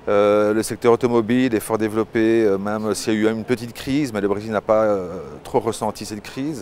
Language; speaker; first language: French; native; French